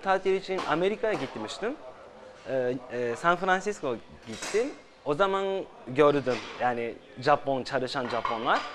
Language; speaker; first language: Turkish; non-native, fluent; Japanese